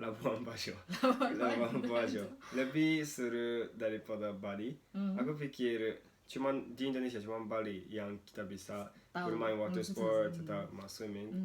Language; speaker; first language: Indonesian; non-native, learner; Japanese